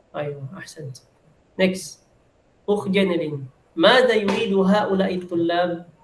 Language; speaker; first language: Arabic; non-native, fluent; Filipino